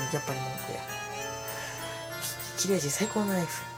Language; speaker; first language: Japanese; native; Japanese